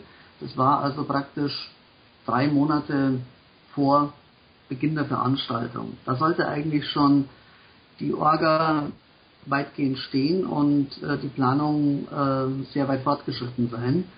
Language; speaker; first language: German; native; German